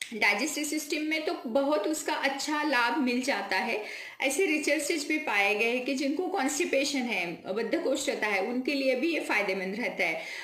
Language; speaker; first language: Hindi; non-native, local second language; Marathi